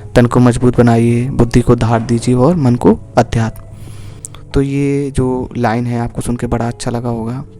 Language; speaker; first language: Hindi; native; Hindi